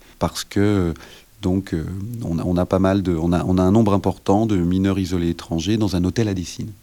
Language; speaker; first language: French; native; French